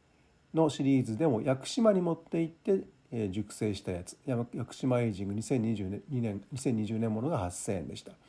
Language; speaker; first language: Japanese; native; Japanese